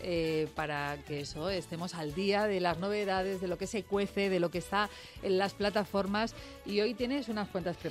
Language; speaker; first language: Spanish; native; Spanish